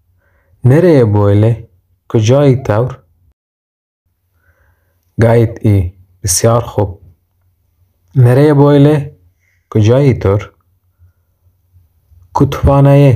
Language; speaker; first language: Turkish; non-native, fluent; Persian